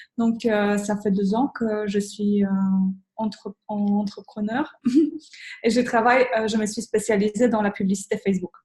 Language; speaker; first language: French; non-native, fluent; Polish